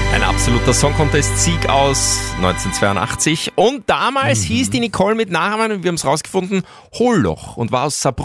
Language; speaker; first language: German; native; German